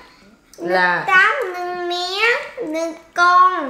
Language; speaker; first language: Vietnamese; early bilingual, heritage; Korean